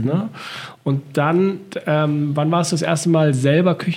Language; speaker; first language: German; native; German